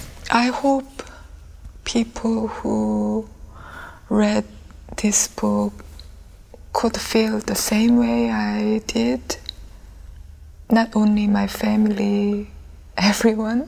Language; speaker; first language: English; non-native, fluent; Korean